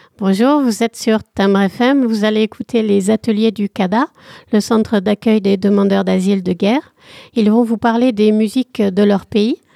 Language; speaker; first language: French; native; French